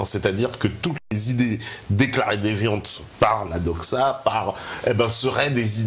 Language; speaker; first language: French; native; French